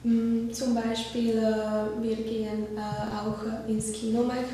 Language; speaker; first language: German; non-native, learner; Hungarian